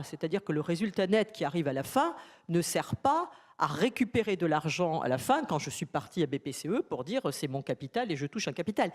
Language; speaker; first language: French; native; French